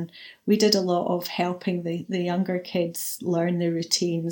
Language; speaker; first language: English; native; English